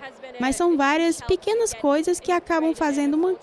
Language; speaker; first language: Portuguese; non-native, fluent; German